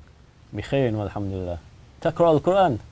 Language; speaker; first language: Arabic; non-native, learner; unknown